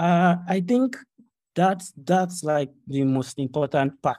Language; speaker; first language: English; non-native, local second language; Ibibio